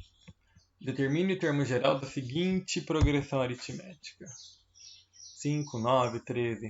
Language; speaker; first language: Portuguese; native; Portuguese